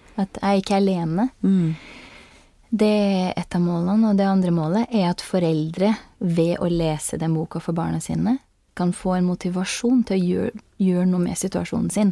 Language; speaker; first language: Norwegian; non-native, fluent; Portuguese